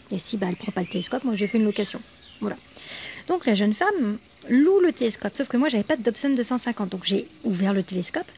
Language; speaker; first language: French; native; French